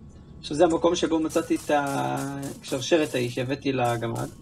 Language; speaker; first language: Hebrew; native; Hebrew